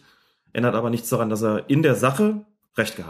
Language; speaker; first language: German; native; German